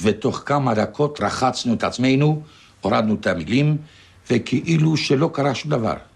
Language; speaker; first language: Hebrew; non-native, fluent; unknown